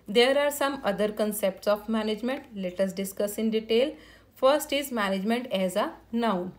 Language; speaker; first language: English; non-native, local second language; Punjabi